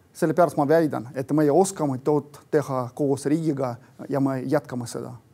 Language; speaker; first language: Estonian; non-native, local second language; Russian